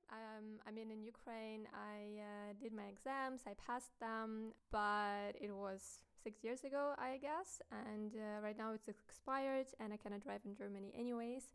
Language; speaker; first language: English; non-native, fluent; Ukrainian